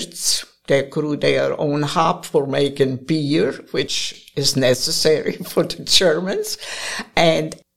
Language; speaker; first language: English; non-native, fluent; German